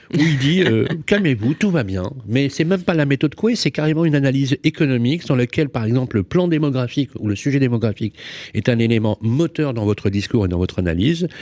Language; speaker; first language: French; native; French